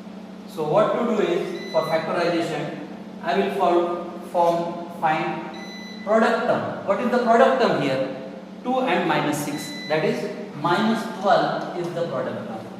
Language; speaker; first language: English; non-native, local second language; Marathi